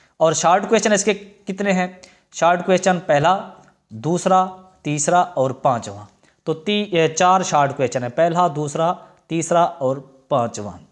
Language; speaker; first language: Urdu; non-native, local second language; Punjabi